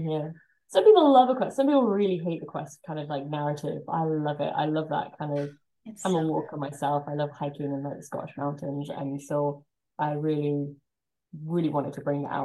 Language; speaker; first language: English; native; English